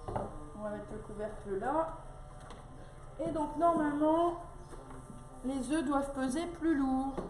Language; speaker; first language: French; native; French